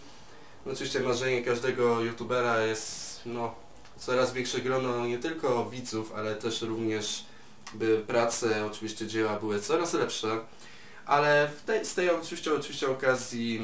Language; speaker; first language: Polish; native; Polish